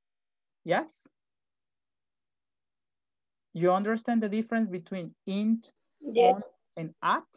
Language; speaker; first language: English; non-native, fluent; Spanish